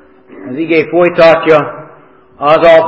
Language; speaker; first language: Hungarian; non-native, fluent; English